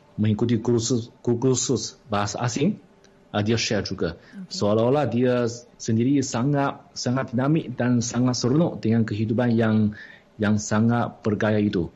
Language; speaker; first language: Malay; non-native, fluent; Chinese